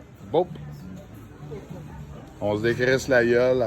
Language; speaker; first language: French; native; French